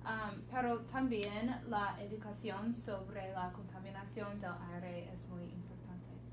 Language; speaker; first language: Spanish; non-native, learner; English